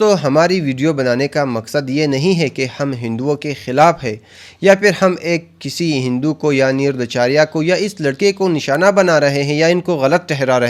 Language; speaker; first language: Hindi; native; Hindi